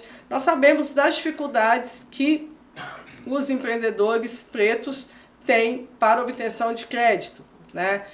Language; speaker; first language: Portuguese; native; Portuguese